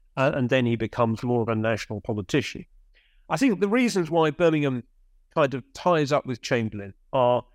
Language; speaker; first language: English; native; English